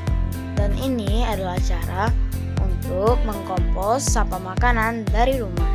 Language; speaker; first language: Indonesian; native; Indonesian